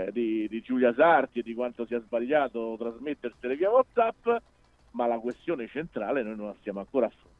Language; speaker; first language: Italian; native; Italian